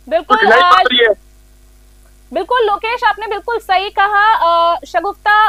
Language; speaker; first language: Hindi; native; Hindi